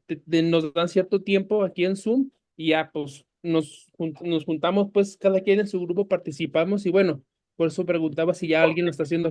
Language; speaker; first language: Spanish; native; Spanish